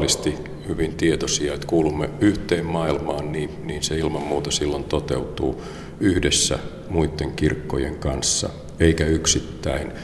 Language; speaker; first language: Finnish; native; Finnish